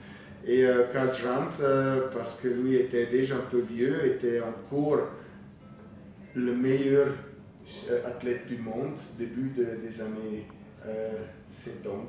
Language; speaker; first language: French; non-native, fluent; German